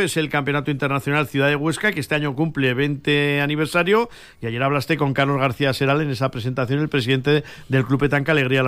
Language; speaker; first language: Spanish; native; Spanish